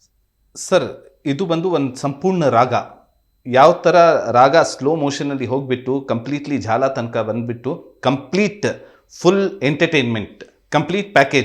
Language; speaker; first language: Kannada; non-native, local second language; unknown